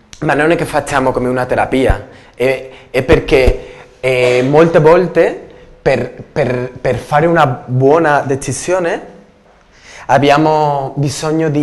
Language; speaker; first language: Italian; non-native, learner; Spanish